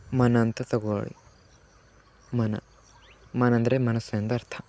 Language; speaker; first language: Kannada; non-native, local second language; Lambadi